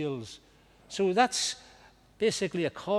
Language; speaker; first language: English; native; English